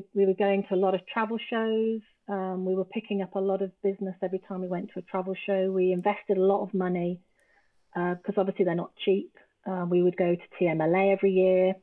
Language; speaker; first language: English; native; English